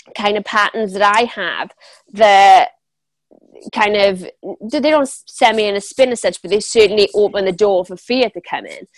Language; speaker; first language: English; native; English